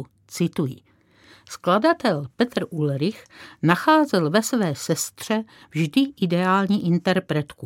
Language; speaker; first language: Czech; native; Czech